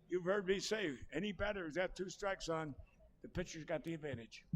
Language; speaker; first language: English; native; English